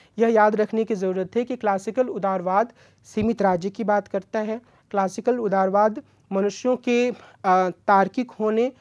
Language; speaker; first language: Hindi; native; Hindi